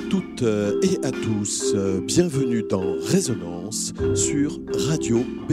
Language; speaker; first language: French; native; French